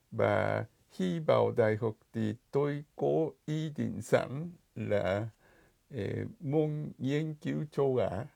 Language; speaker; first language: Vietnamese; non-native, fluent; Japanese